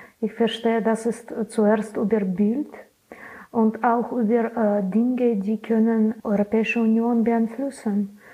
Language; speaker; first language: German; non-native, learner; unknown